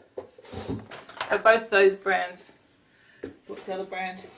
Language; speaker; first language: English; native; English